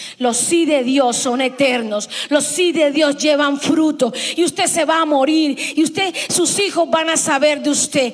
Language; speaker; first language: Spanish; early bilingual, heritage; Spanish